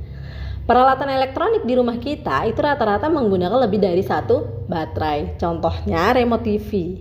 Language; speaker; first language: Indonesian; native; Indonesian